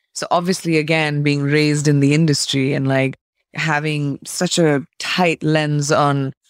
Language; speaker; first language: English; non-native, local second language; Hindi